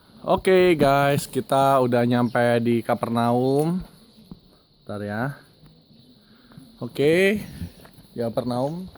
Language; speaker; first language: Indonesian; native; Indonesian